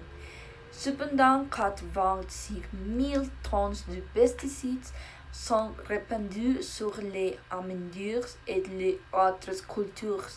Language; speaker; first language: French; non-native, learner; Spanish